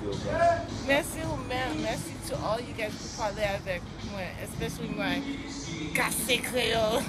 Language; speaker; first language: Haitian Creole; early bilingual, heritage; English